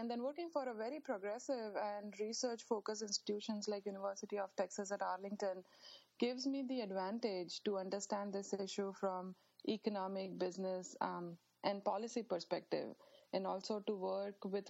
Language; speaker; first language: English; non-native, local second language; Marathi